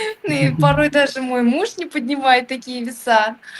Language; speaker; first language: Russian; native; Russian